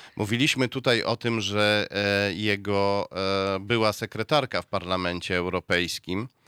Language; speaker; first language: Polish; native; Polish